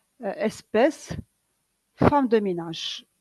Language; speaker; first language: French; non-native, local second language; Arabic